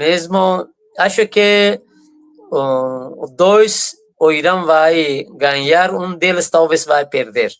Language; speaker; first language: Portuguese; non-native, fluent; Persian